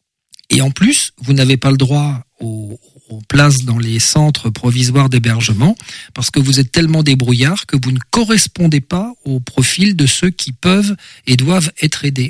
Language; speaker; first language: French; native; French